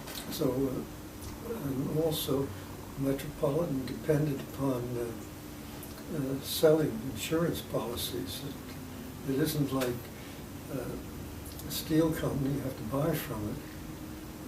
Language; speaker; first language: English; native; English